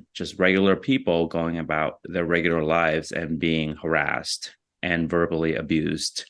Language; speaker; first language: English; early bilingual, other home language; Vietnamese